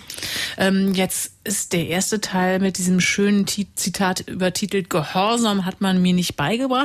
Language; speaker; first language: German; native; German